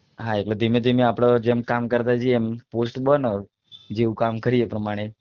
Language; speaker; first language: Gujarati; native; Gujarati